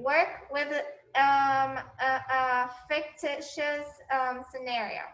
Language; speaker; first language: English; non-native, fluent; Portuguese